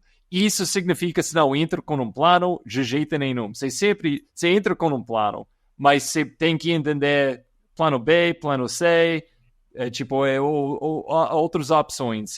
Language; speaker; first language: Portuguese; non-native, fluent; English